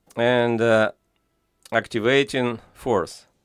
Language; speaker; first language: English; non-native, fluent; Ukrainian